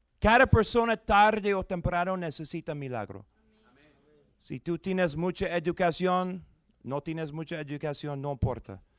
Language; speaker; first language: Spanish; non-native, fluent; English